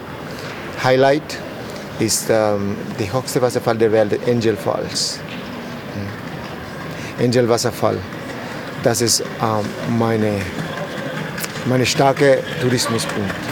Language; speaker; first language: German; non-native, learner; Spanish